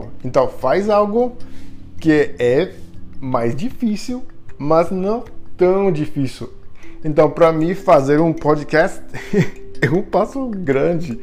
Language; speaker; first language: Portuguese; non-native, fluent; English